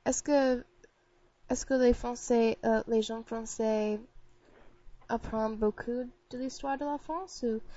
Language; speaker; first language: French; non-native, learner; English